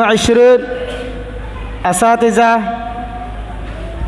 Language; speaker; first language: Arabic; non-native, learner; Rohingya